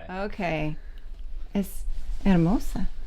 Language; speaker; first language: Spanish; non-native, learner; English